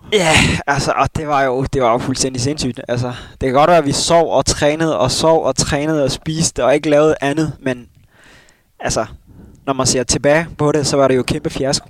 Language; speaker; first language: Danish; early bilingual, other home language; Somali